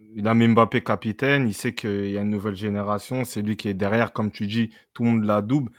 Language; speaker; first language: French; native; French